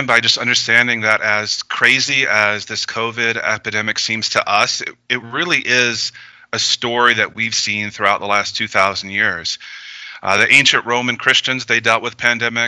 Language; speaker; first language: English; native; English